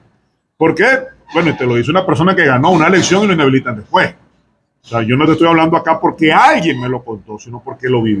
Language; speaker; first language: Spanish; native; Spanish